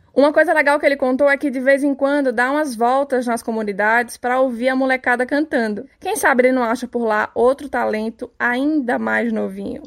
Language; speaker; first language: Portuguese; native; Portuguese